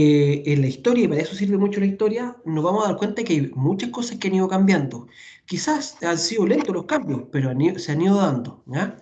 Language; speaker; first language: Spanish; native; Spanish